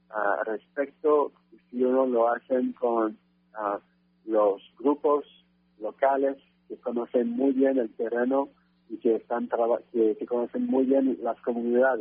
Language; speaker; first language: Spanish; non-native, fluent; French